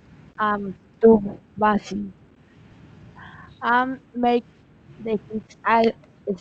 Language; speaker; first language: English; non-native, learner; Spanish